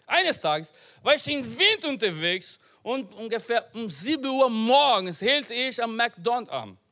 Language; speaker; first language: German; non-native, learner; Portuguese